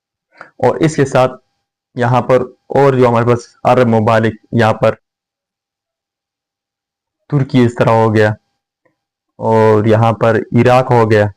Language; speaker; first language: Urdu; non-native, fluent; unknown